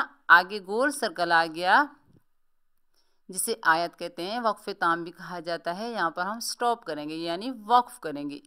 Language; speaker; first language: Urdu; native; Urdu